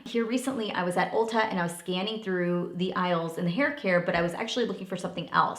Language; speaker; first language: English; native; English